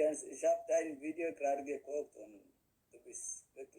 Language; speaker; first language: German; non-native, learner; Tigrinya